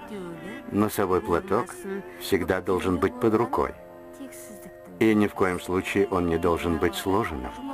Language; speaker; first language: Russian; native; Russian